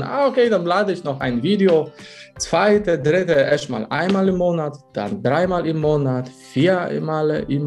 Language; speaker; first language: German; non-native, fluent; Polish